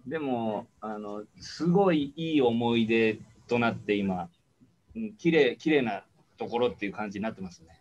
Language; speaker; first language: Japanese; native; Japanese